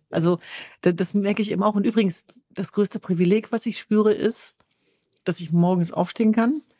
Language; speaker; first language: German; early bilingual, other home language; Kurdish